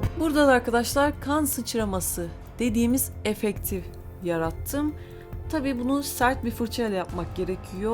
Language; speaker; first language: Turkish; native; Turkish